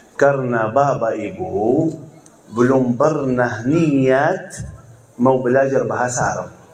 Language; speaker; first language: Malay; non-native, fluent; Arabic